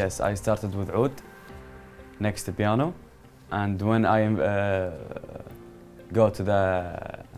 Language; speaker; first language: English; non-native, learner; Arabic